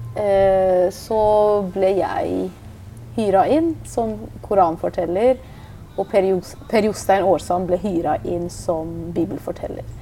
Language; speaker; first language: Norwegian; early bilingual, other home language; Persian